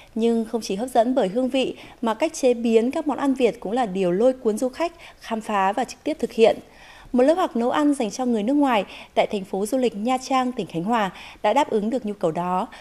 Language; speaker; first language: Vietnamese; native; Vietnamese